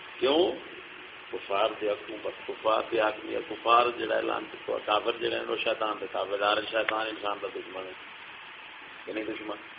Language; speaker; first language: Urdu; non-native, local second language; Punjabi